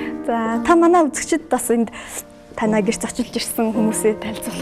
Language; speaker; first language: Mongolian; native; Mongolian